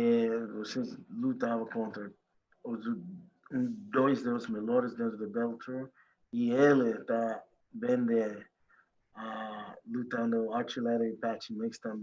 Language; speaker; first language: Portuguese; non-native, learner; English